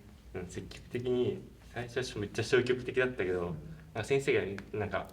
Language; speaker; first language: Japanese; native; Japanese